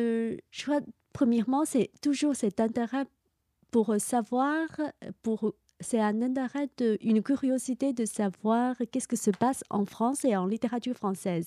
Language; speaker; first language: French; non-native, fluent; Chinese